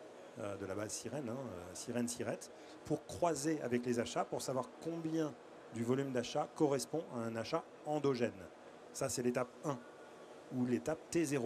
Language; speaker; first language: French; native; French